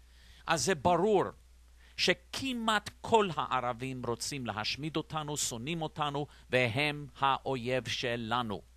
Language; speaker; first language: Hebrew; non-native, fluent; English